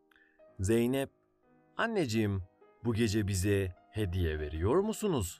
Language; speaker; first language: Turkish; non-native, fluent; Persian